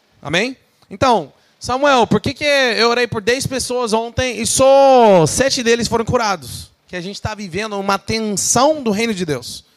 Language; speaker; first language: Portuguese; non-native, fluent; English